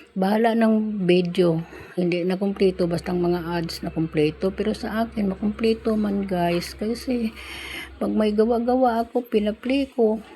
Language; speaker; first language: Filipino; non-native, local second language; Cebuano